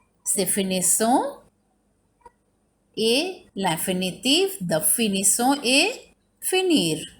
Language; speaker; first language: French; non-native, fluent; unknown